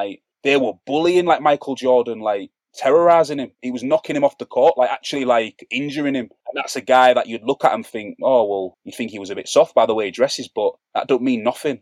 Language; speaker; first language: English; native; English